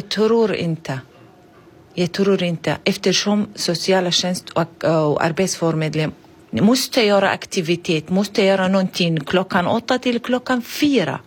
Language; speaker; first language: Swedish; non-native, learner; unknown